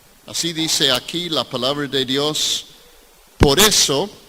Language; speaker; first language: Spanish; non-native, fluent; English